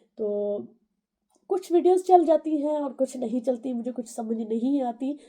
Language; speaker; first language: Urdu; non-native, local second language; Punjabi